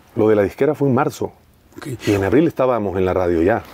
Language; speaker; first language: Spanish; native; Spanish